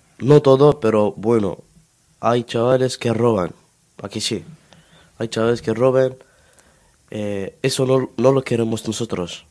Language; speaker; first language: Spanish; non-native, learner; Arabic